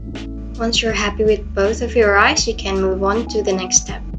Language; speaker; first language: English; non-native, fluent; Indonesian